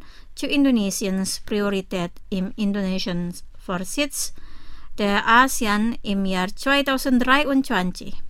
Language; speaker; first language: German; non-native, fluent; Indonesian